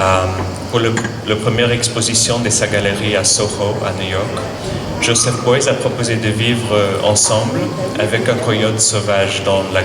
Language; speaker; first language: French; non-native, fluent; English